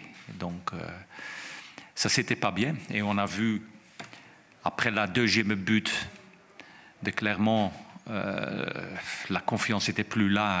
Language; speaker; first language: French; non-native, fluent; Dutch